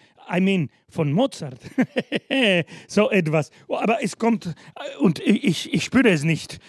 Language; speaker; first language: German; non-native, fluent; Spanish